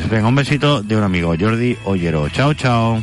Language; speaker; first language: Spanish; native; Spanish